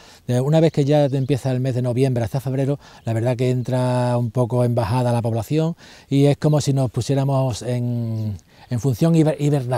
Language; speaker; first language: Spanish; native; Spanish